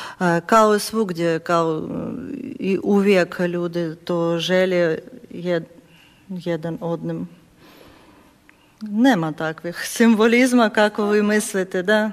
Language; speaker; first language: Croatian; non-native, learner; Ukrainian